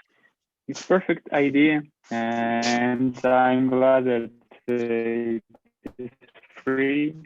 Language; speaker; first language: English; non-native, learner; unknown